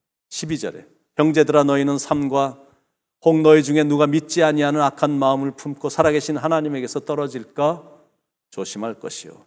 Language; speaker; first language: Korean; native; Korean